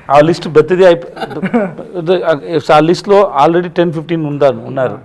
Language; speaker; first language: Telugu; non-native, learner; Tamil